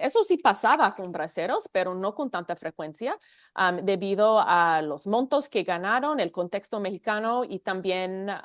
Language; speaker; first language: Spanish; non-native, fluent; English